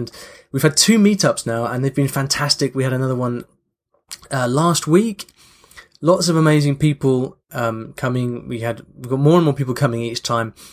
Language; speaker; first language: English; native; English